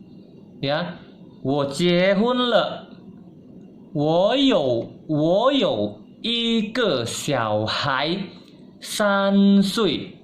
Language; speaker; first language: Chinese; non-native, fluent; Indonesian